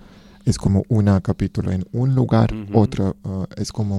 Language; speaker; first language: Spanish; non-native, learner; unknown